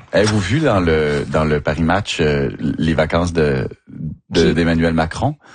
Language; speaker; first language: French; native; French